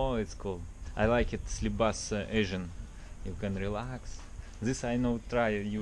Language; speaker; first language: English; non-native, learner; Russian